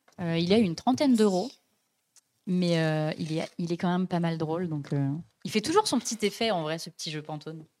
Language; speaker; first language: French; native; French